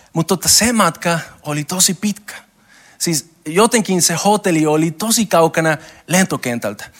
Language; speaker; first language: Finnish; non-native, learner; Spanish